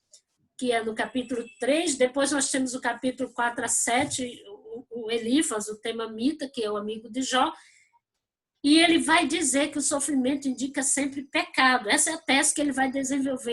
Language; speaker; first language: Portuguese; native; Portuguese